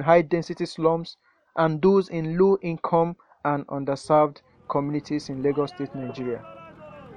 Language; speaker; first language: English; non-native, local second language; Yoruba